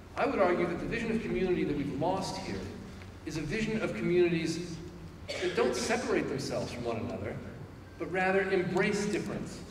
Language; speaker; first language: English; native; English